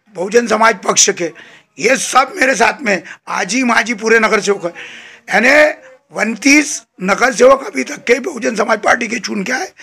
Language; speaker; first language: Hindi; non-native, local second language; Marathi